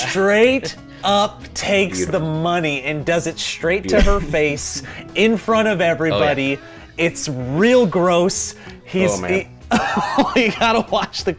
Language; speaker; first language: English; native; English